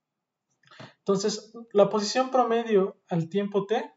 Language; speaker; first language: Spanish; native; Spanish